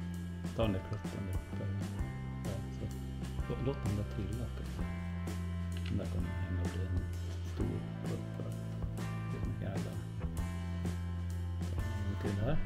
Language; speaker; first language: Swedish; native; Swedish